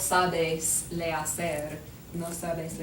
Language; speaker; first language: Spanish; non-native, learner; English